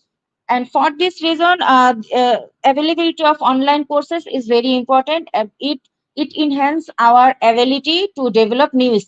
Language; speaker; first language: English; non-native, learner; Bangla